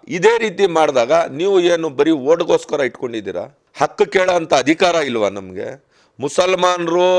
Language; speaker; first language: Kannada; non-native, local second language; Urdu